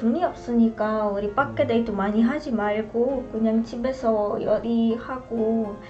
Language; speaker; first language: Korean; non-native, learner; Polish